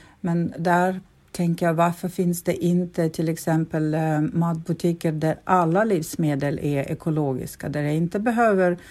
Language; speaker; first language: Swedish; non-native, fluent; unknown